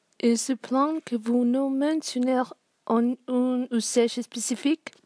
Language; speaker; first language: French; non-native, learner; Spanish